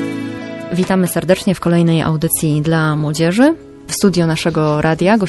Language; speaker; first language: Polish; native; Polish